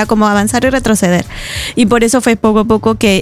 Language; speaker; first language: Spanish; native; Spanish